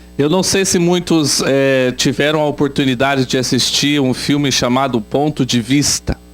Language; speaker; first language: Portuguese; native; Portuguese